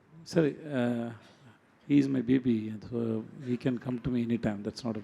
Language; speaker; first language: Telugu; non-native, learner; Tamil